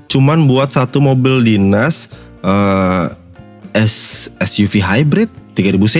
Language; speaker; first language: Indonesian; native; Indonesian